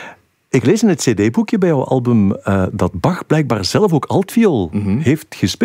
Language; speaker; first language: Dutch; native; Dutch